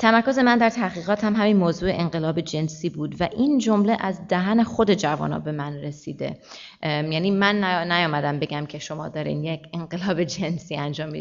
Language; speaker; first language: Persian; early bilingual, heritage; Persian